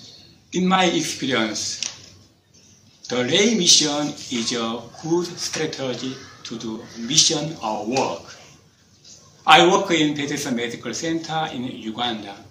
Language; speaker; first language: English; non-native, fluent; Korean